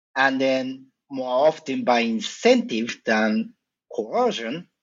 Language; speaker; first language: English; non-native, fluent; Japanese